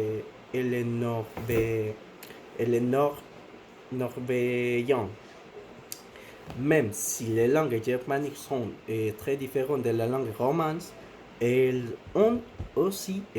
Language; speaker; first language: French; non-native, learner; Spanish